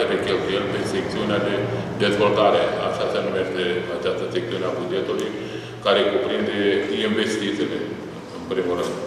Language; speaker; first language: Romanian; native; Romanian